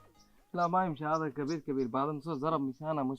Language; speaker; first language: Arabic; non-native, learner; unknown